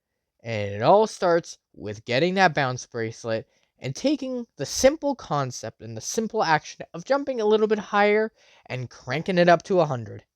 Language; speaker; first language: English; native; English